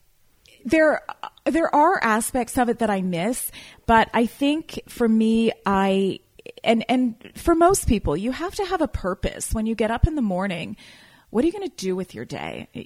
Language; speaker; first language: English; native; English